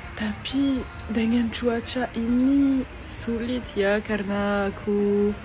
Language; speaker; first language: Indonesian; non-native, learner; French